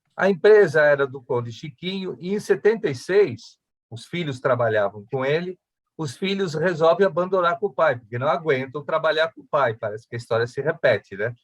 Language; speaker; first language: Portuguese; early bilingual, other home language; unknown